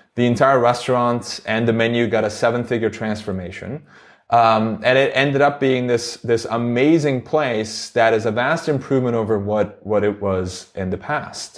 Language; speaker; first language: English; non-native, fluent; Turkish